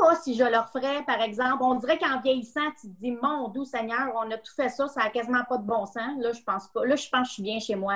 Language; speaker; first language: French; native; French